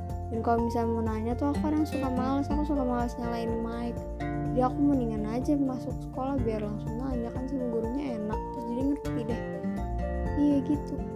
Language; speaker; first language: Indonesian; early bilingual, heritage; Indonesian